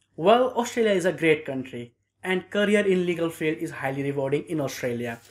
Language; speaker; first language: English; non-native, local second language; Nepali